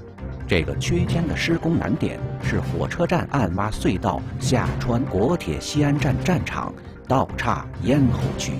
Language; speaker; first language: Chinese; native; Chinese